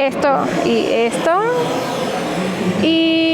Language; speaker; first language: Spanish; non-native, learner; English